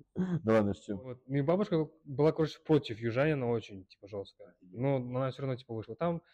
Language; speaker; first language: Russian; early bilingual, other home language; Kyrgyz